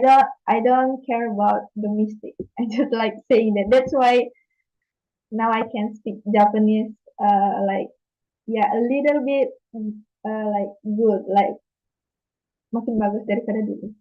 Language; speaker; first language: English; non-native, learner; Indonesian